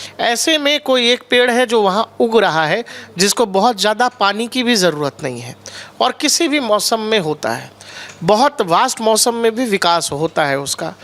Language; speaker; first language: Hindi; native; Hindi